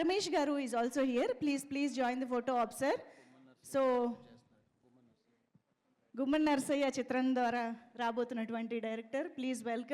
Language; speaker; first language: Telugu; native; Telugu